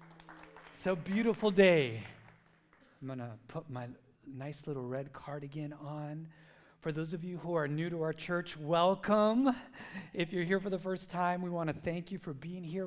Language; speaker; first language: English; native; English